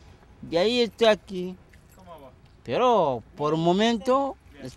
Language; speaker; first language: Portuguese; non-native, learner; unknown